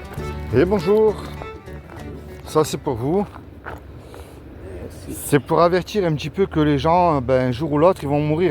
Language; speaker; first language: French; native; French